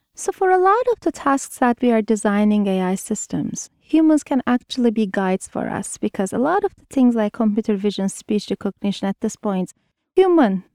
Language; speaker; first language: English; non-native, fluent; Turkish